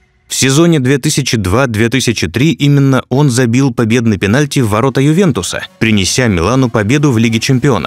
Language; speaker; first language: Russian; native; Russian